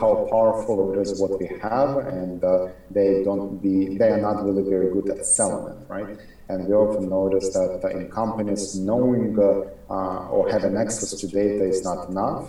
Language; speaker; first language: English; non-native, fluent; Ukrainian